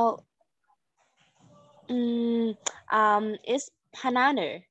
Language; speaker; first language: English; non-native, learner; Vietnamese